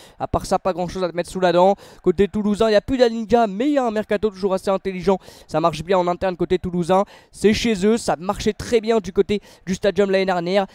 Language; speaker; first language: French; native; French